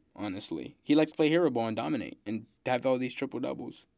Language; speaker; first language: English; native; English